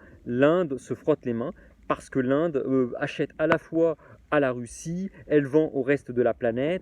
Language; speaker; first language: French; native; French